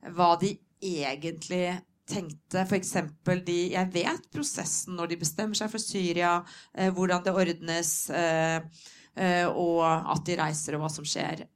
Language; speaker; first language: Norwegian; native; Norwegian